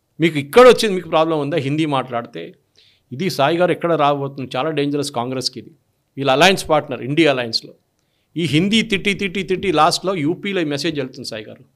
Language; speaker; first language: Telugu; non-native, local second language; Malayalam